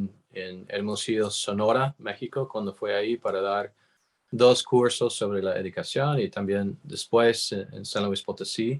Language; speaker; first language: Spanish; non-native, fluent; English